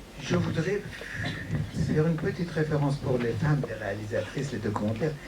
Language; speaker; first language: French; non-native, fluent; Persian